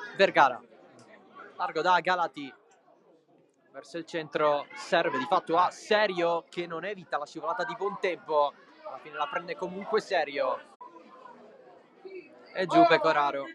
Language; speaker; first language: Italian; native; Italian